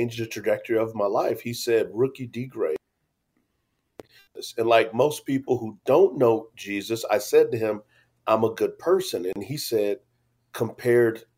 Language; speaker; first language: English; native; English